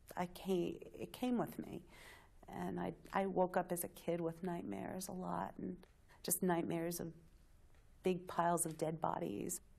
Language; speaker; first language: English; native; English